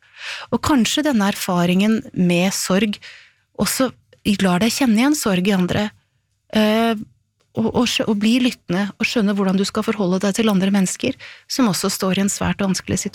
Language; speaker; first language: Norwegian; native; Norwegian